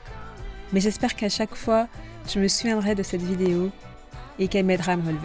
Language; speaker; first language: French; native; French